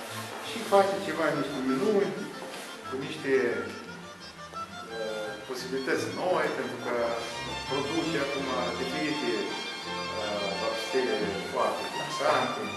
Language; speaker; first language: Romanian; non-native, local second language; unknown